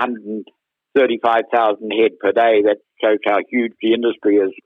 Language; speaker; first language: English; native; English